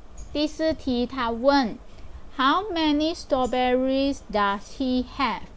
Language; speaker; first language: English; non-native, local second language; Chinese